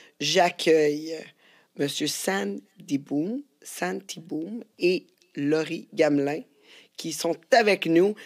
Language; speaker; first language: French; native; French